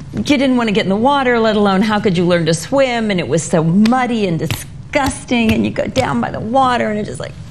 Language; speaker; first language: English; native; English